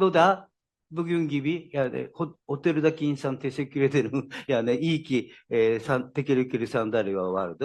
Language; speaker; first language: Turkish; non-native, learner; Japanese